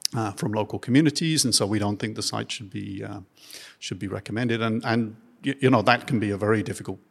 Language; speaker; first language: English; native; English